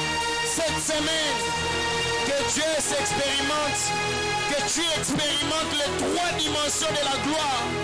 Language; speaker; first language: French; non-native, local second language; Lingala